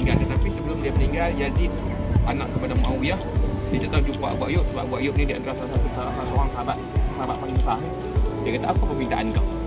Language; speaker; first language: Malay; native; Malay